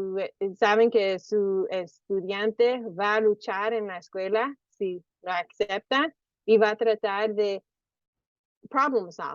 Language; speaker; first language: Spanish; early bilingual, heritage; Spanish